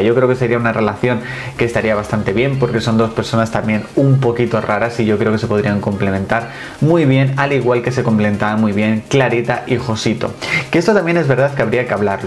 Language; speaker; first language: Spanish; native; Spanish